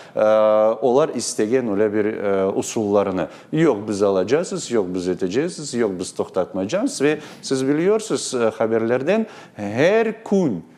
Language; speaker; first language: Turkish; non-native, learner; Crimean Tatar